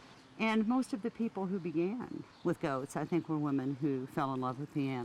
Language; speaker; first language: English; native; English